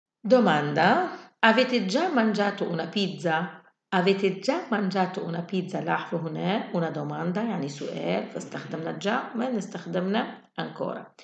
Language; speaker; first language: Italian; non-native, fluent; Arabic